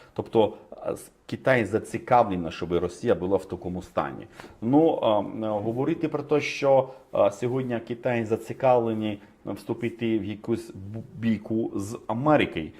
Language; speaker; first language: Ukrainian; non-native, fluent; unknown